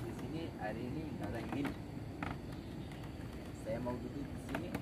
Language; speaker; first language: Indonesian; non-native, learner; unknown